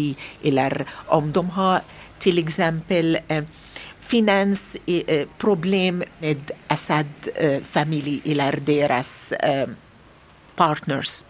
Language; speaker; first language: Swedish; non-native, learner; Arabic